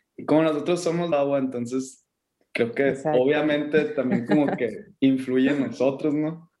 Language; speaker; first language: Spanish; native; Spanish